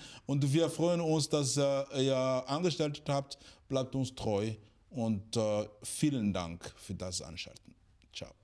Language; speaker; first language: German; non-native, fluent; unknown